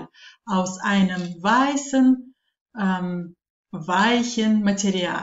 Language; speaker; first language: German; non-native, fluent; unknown